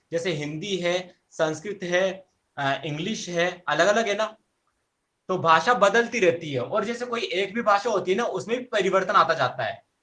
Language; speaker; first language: Hindi; native; Hindi